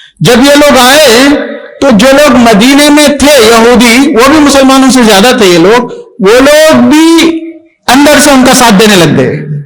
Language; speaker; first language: Urdu; native; Urdu